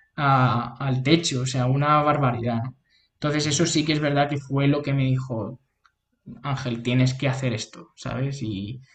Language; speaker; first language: Spanish; native; Spanish